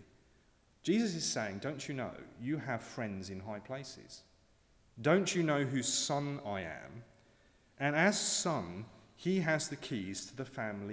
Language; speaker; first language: English; native; English